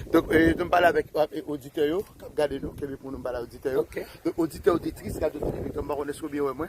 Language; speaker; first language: Haitian Creole; native; Haitian Creole